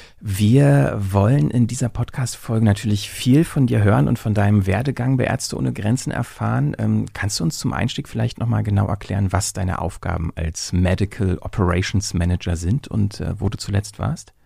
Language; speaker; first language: German; native; German